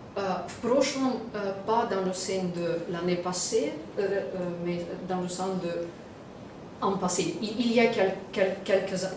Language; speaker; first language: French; non-native, fluent; Russian